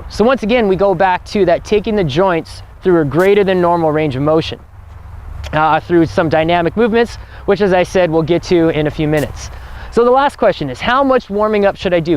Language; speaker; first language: English; native; English